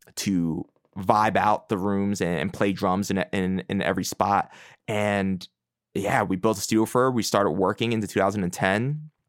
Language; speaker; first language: English; native; English